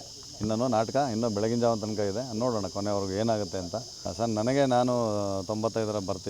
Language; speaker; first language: Kannada; native; Kannada